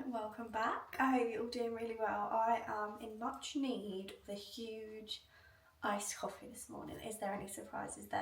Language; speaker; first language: English; native; English